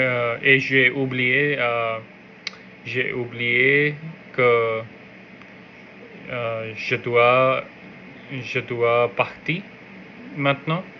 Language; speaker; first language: French; non-native, learner; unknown